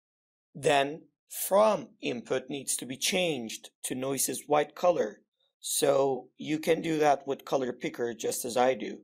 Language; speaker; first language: English; non-native, fluent; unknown